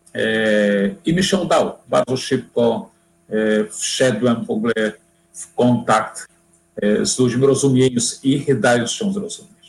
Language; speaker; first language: Polish; non-native, fluent; Portuguese